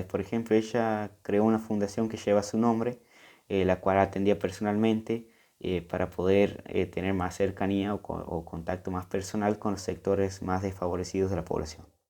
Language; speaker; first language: Spanish; native; Spanish